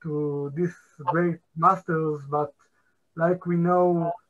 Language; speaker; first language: English; non-native, fluent; Hebrew